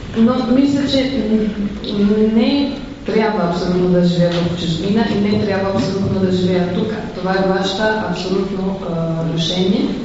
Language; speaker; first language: Bulgarian; non-native, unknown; Italian